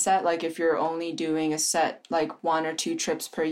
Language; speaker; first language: English; native; English